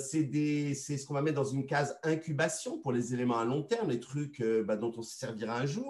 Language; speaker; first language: French; native; French